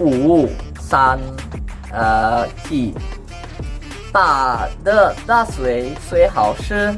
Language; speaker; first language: Chinese; non-native, learner; Malay